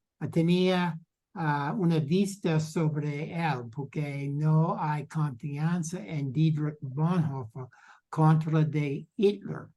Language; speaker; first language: Spanish; non-native, learner; English